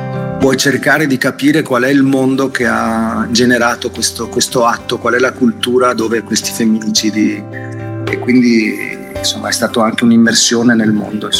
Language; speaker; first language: Italian; native; Italian